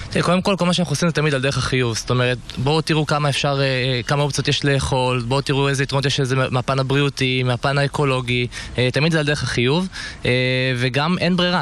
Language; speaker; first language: Hebrew; native; Hebrew